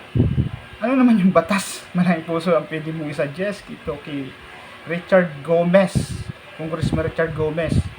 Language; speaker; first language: Filipino; native; Filipino